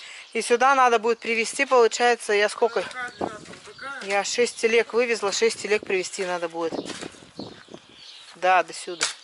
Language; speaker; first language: Russian; native; Russian